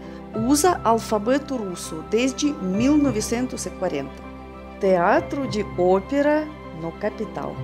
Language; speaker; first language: Portuguese; non-native, fluent; Russian